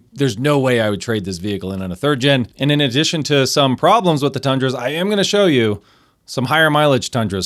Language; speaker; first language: English; native; English